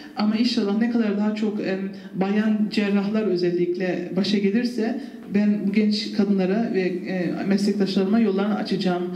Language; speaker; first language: Turkish; early bilingual, heritage; Turkish